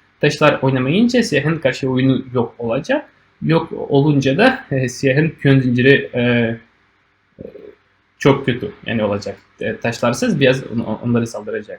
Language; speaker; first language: Turkish; non-native, fluent; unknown